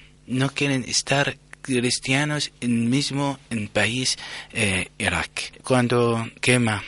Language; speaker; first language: Spanish; non-native, learner; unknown